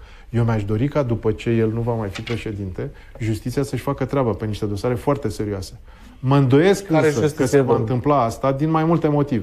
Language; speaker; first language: Romanian; native; Romanian